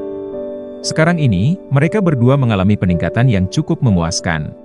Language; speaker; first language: Indonesian; native; Indonesian